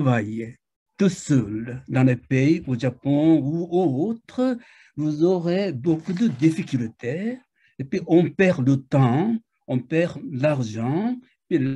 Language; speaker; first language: French; non-native, fluent; Japanese